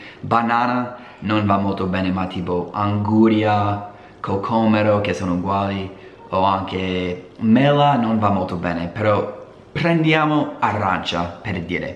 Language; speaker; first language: Italian; non-native, fluent; English